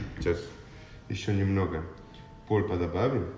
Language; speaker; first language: Russian; non-native, learner; Italian